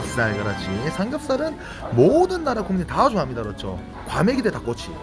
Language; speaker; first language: Korean; native; Korean